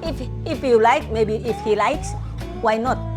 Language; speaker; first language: English; non-native, learner; Batak Toba